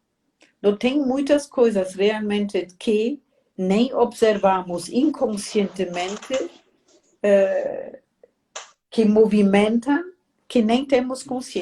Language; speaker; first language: Portuguese; non-native, fluent; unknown